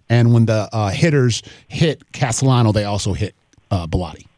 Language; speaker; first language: English; native; English